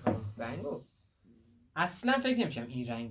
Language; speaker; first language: Persian; native; Persian